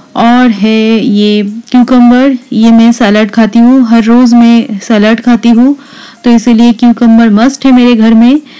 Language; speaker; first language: Hindi; non-native, local second language; Bangla